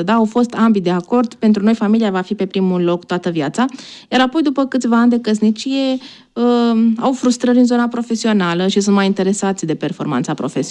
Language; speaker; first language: Romanian; native; Romanian